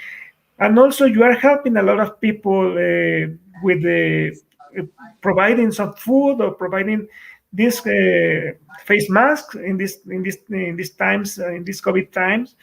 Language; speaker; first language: English; non-native, fluent; Spanish